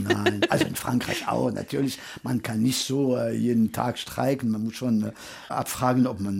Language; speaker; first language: German; non-native, fluent; French